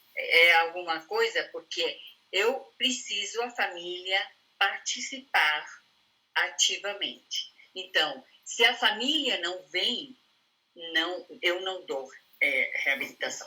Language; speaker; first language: Portuguese; non-native, fluent; Spanish